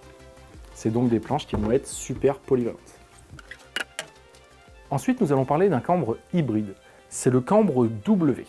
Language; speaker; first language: French; native; French